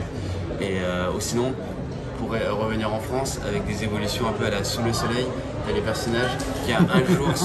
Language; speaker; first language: French; native; French